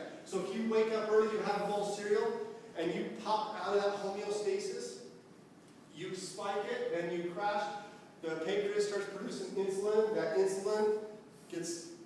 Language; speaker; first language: English; native; English